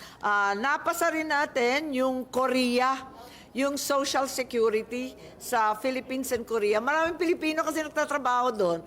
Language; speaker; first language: Filipino; native; Filipino